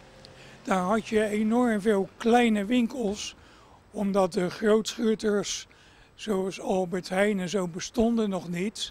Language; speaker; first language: Dutch; native; Dutch